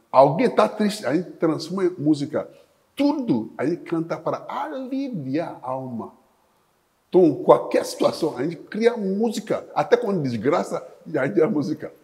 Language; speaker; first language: Portuguese; non-native, fluent; Yoruba